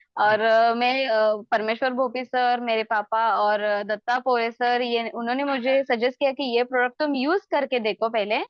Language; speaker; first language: Hindi; non-native, local second language; Marathi